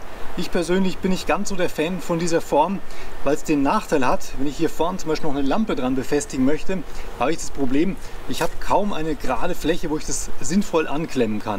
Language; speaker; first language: German; native; German